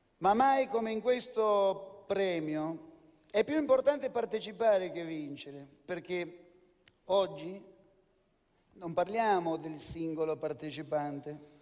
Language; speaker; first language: Italian; native; Italian